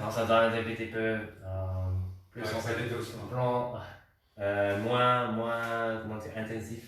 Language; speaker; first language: French; non-native, learner; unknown